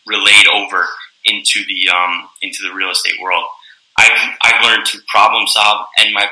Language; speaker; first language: English; native; English